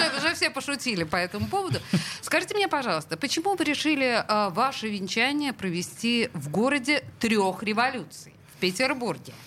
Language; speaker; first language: Russian; native; Russian